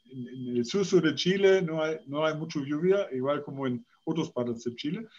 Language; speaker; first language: Spanish; non-native, fluent; German